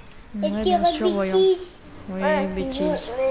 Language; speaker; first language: French; native; French